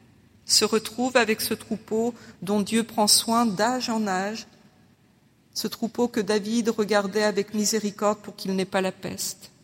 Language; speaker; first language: French; native; French